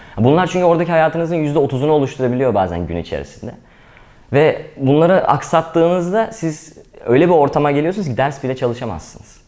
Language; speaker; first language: Turkish; native; Turkish